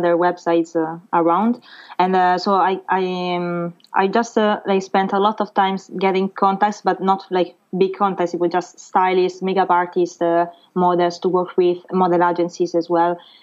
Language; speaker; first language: English; non-native, fluent; Italian